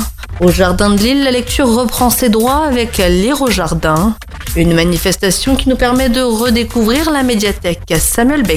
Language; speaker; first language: French; native; French